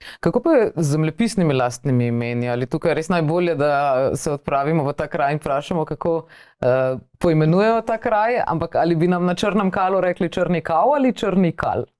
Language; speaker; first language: Slovenian; native; Slovenian